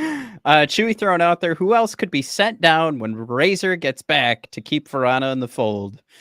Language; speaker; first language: English; native; English